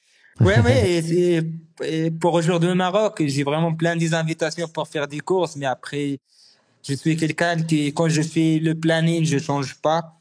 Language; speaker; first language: French; non-native, learner; Arabic